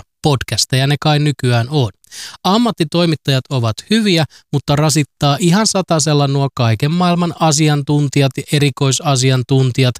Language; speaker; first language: Finnish; native; Finnish